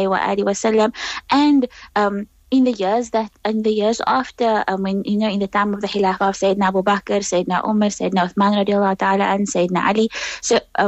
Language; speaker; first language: English; native; English